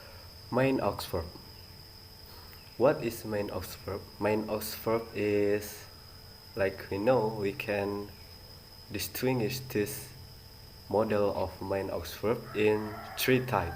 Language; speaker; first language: English; non-native, learner; Indonesian